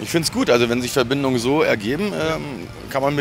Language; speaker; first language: German; native; German